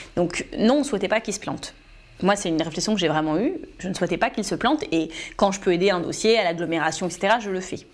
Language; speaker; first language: French; native; French